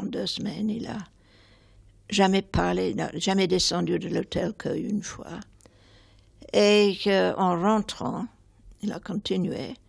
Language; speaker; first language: French; non-native, fluent; English